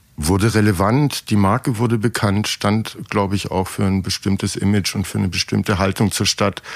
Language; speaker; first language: German; native; German